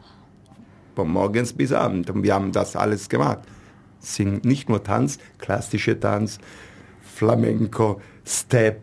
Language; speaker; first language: German; non-native, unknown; Italian